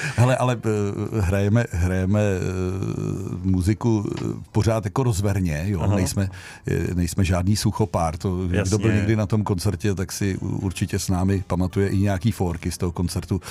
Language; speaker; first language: Czech; native; Czech